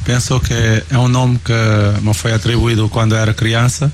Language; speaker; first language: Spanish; non-native, learner; Portuguese